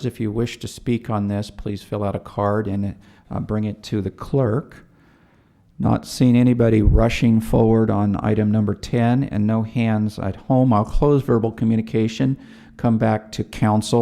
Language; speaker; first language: English; native; English